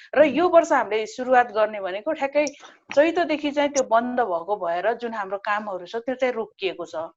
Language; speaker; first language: Nepali; non-native, local second language; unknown